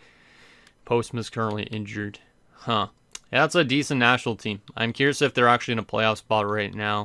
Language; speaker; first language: English; native; English